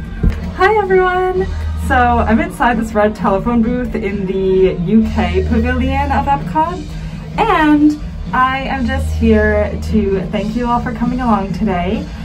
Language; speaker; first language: English; native; English